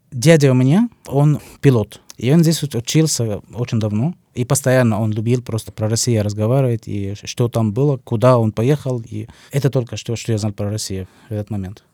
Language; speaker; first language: Russian; non-native, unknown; Arabic